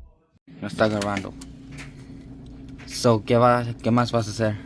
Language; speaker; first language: Spanish; early bilingual, heritage; Spanish